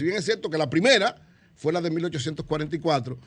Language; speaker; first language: Spanish; native; Spanish